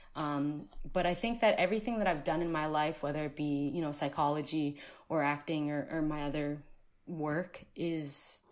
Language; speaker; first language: English; early bilingual, other home language; Spanish